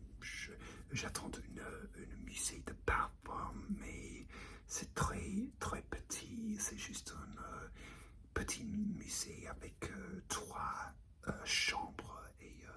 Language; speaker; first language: French; non-native, learner; English